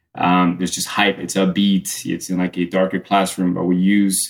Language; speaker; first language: English; early bilingual, other home language; Spanish